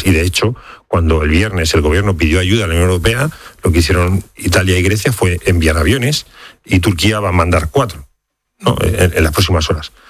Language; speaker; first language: Spanish; native; Spanish